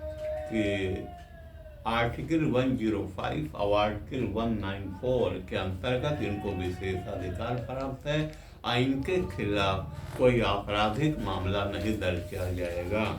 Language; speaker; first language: Hindi; native; Hindi